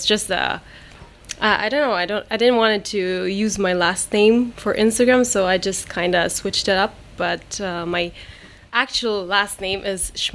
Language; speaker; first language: English; non-native, fluent; German